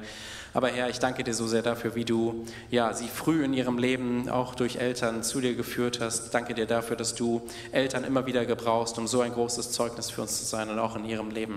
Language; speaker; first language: German; native; German